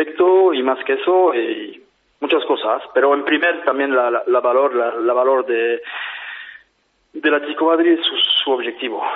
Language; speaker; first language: Spanish; non-native, fluent; French